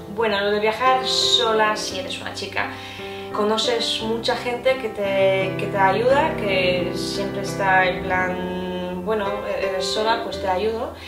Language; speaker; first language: Spanish; non-native, fluent; Polish